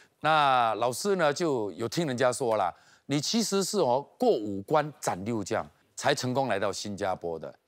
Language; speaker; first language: Chinese; native; Chinese